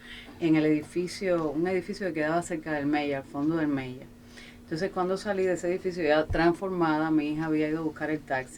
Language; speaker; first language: Spanish; native; Spanish